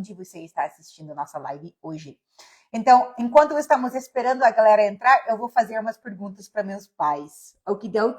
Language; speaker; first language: Portuguese; non-native, fluent; English